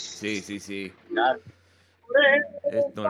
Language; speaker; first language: Spanish; non-native, learner; English